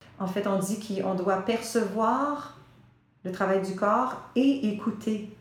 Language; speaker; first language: French; native; French